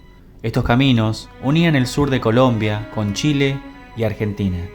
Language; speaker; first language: Spanish; native; Spanish